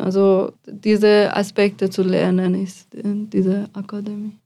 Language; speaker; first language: German; non-native, fluent; Persian